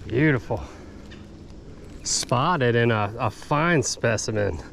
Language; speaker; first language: English; native; English